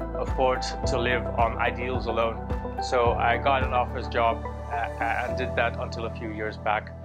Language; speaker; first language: English; non-native, fluent; Dutch